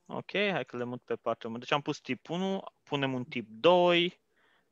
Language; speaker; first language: Romanian; native; Romanian